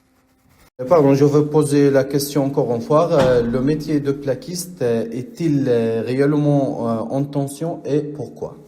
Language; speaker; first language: French; non-native, learner; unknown